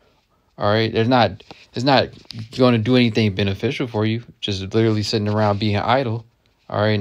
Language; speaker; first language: English; native; English